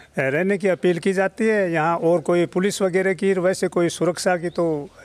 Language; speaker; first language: Hindi; native; Hindi